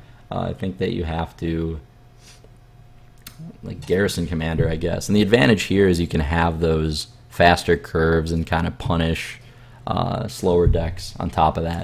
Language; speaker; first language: English; native; English